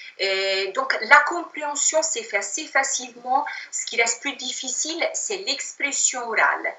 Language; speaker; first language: French; non-native, fluent; Italian